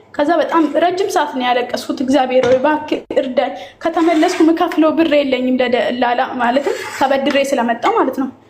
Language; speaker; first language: Amharic; native; Amharic